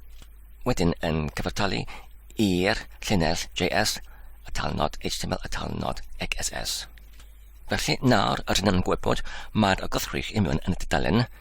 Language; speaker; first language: Welsh; non-native, learner; English